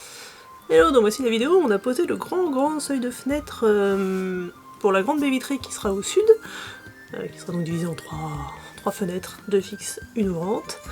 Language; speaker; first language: French; native; French